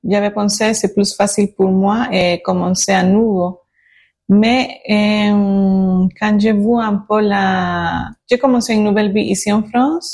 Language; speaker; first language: French; non-native, learner; Spanish